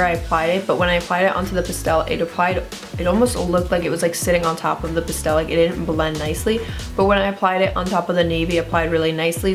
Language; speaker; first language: English; native; English